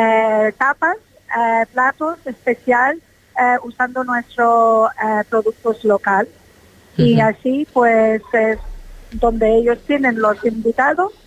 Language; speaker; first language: Spanish; non-native, fluent; English